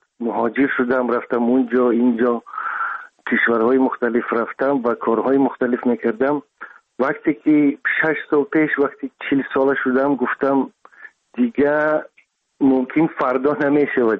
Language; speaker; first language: Persian; non-native, local second language; Russian